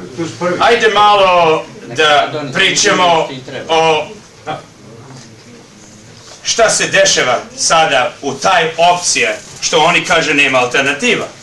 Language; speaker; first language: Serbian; early bilingual, heritage; Serbian